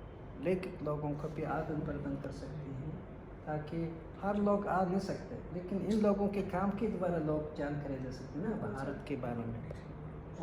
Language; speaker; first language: Hindi; non-native, fluent; Mongolian